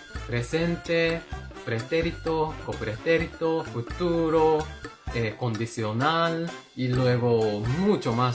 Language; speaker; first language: Spanish; non-native, fluent; Japanese